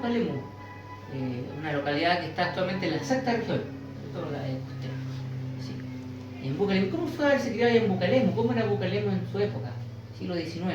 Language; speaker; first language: Spanish; native; Spanish